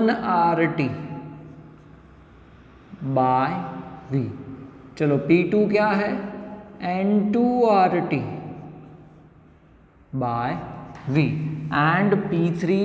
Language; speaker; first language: Hindi; non-native, local second language; Gujarati